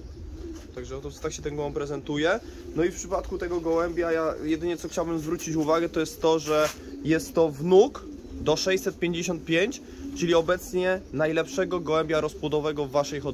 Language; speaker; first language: Polish; native; Polish